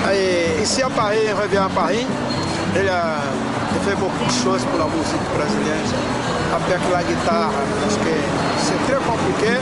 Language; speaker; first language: French; non-native, learner; Portuguese